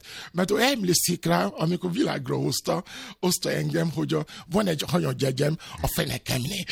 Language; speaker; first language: Hungarian; non-native, fluent; Yoruba